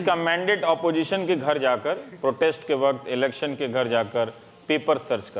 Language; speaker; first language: Hindi; native; Hindi